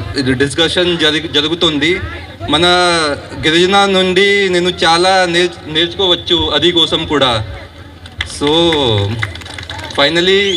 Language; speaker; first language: Telugu; non-native, learner; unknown